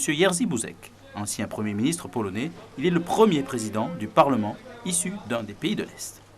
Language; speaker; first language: French; native; French